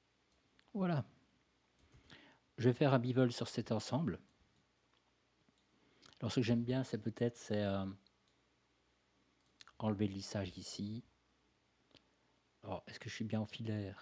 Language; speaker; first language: French; native; French